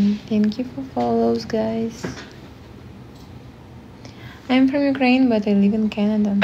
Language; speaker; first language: English; non-native, learner; Ukrainian